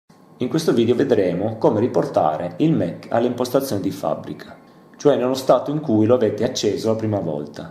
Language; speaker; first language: Italian; native; Italian